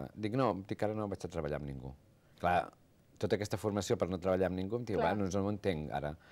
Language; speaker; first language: Catalan; native; Catalan